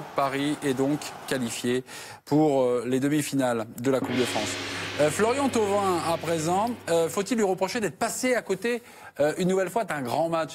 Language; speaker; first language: French; native; French